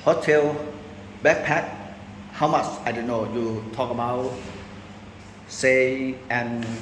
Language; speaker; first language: English; non-native, learner; Thai